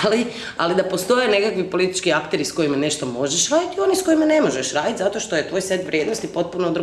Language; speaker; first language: Croatian; native; Croatian